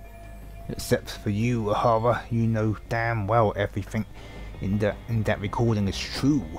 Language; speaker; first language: English; native; English